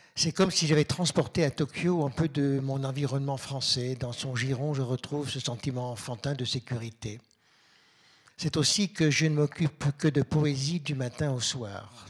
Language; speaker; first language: French; native; French